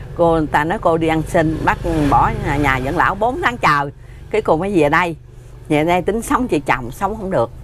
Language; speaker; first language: Vietnamese; native; Vietnamese